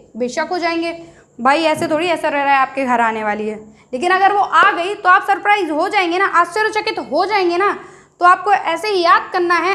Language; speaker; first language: Hindi; native; Hindi